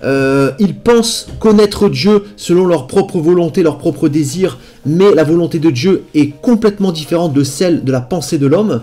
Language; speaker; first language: French; native; French